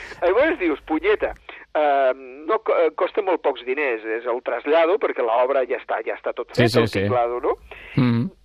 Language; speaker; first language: Catalan; native; Catalan